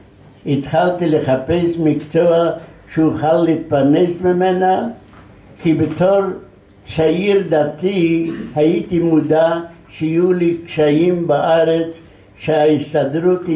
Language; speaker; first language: Hebrew; non-native, fluent; Yiddish